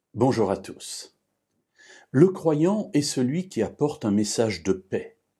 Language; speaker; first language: French; native; French